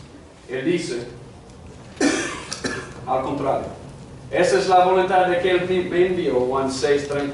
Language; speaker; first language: Spanish; non-native, fluent; English